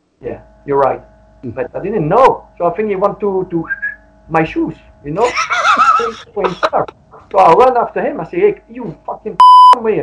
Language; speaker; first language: English; non-native, learner; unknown